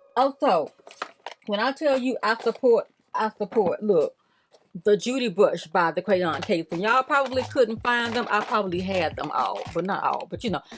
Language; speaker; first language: English; native; English